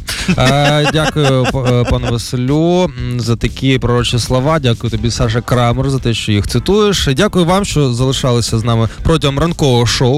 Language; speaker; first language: Ukrainian; native; Ukrainian